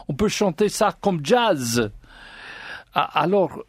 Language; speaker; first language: French; non-native, learner; English